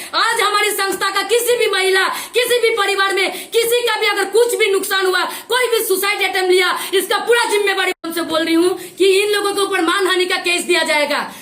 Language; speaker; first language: Hindi; native; Hindi